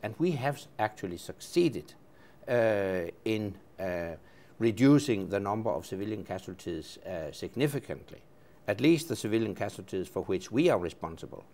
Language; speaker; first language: English; non-native, fluent; Danish